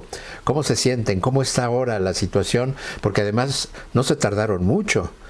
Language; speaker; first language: Spanish; native; Spanish